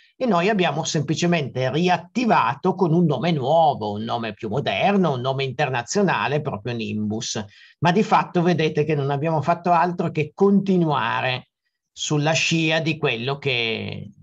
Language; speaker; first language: Italian; native; Italian